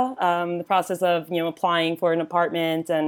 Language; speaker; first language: English; native; English